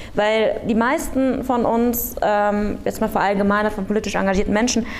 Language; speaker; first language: German; early bilingual, other home language; Korean